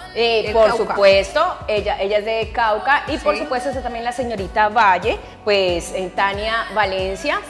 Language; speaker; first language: Spanish; native; Spanish